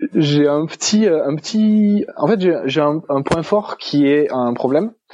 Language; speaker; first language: French; native; French